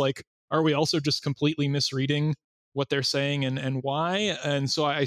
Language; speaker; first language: English; native; English